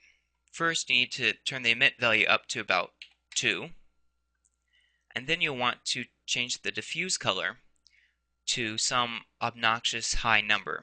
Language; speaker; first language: English; native; English